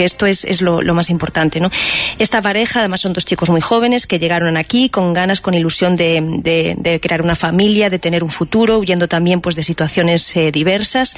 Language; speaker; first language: Spanish; native; Spanish